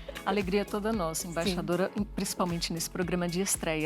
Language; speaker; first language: Portuguese; native; Portuguese